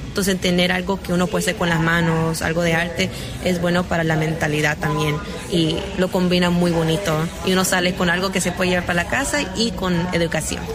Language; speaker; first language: Spanish; early bilingual, heritage; Spanish